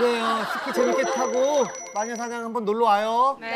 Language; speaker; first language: Korean; native; Korean